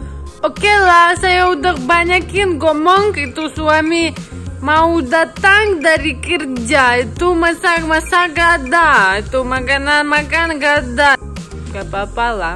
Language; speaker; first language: Indonesian; non-native, learner; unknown